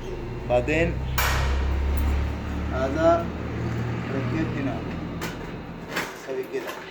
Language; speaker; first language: Arabic; non-native, learner; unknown